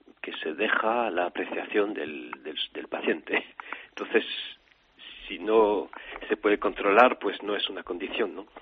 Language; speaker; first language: Spanish; non-native, fluent; French